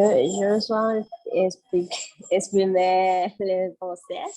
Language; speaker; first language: French; non-native, learner; Spanish